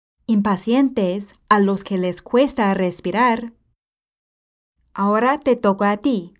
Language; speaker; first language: Spanish; non-native, fluent; English